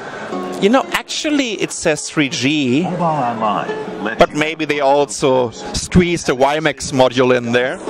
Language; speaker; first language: English; non-native, fluent; German